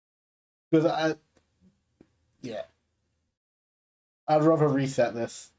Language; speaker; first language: English; native; English